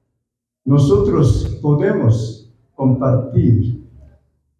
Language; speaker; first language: Spanish; non-native, fluent; Korean